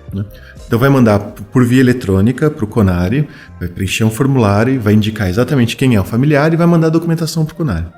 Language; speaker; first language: Portuguese; native; Portuguese